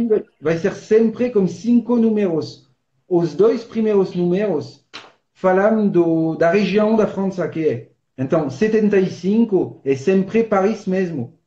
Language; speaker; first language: Portuguese; non-native, fluent; French